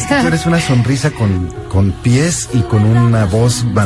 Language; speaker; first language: Spanish; native; Spanish